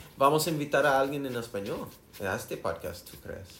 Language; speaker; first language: Spanish; non-native, learner; English